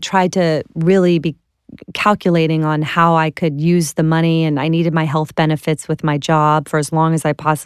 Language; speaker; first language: English; native; English